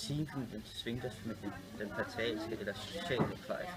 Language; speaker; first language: Danish; native; Danish